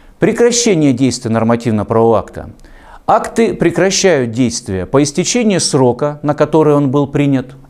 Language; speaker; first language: Russian; native; Russian